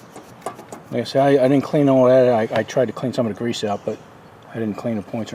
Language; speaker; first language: English; native; English